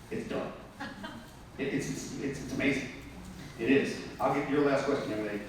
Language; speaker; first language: English; native; English